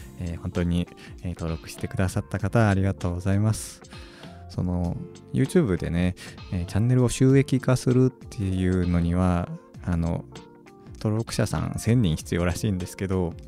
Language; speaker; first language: Japanese; native; Japanese